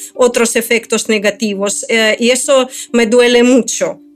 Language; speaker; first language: Spanish; non-native, fluent; Ukrainian